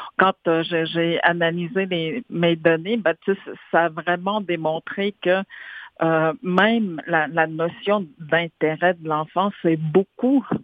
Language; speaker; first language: French; non-native, local second language; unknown